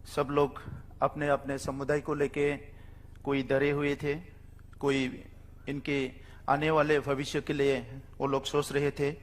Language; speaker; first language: Hindi; non-native, local second language; Bodo